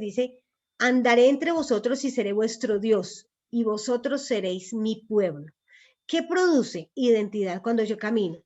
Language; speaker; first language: Spanish; native; Spanish